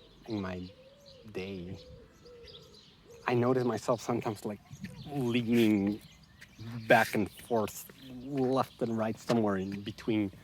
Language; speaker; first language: English; non-native, fluent; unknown